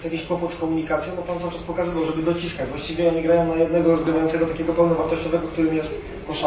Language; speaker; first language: Polish; native; Polish